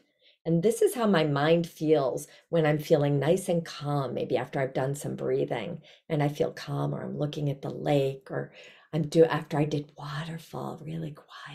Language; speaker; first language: English; non-native, fluent; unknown